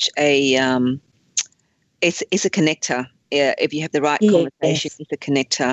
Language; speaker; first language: English; native; English